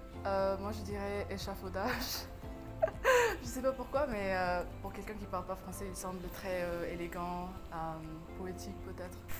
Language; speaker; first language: French; non-native, fluent; English